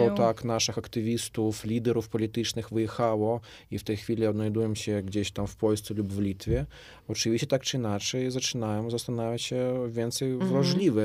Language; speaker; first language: Polish; non-native, fluent; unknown